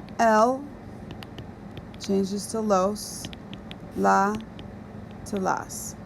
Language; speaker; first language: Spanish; non-native, fluent; English